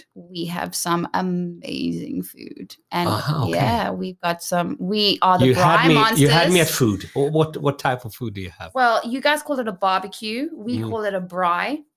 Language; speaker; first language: English; native; English